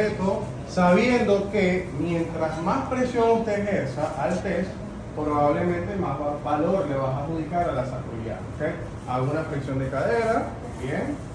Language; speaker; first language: Spanish; native; Spanish